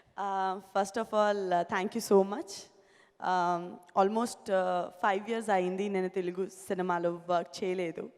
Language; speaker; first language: Telugu; non-native, learner; Gujarati